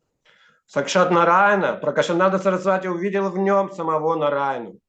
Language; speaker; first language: Russian; native; Russian